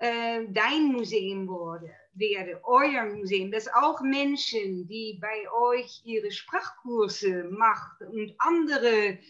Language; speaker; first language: German; non-native, fluent; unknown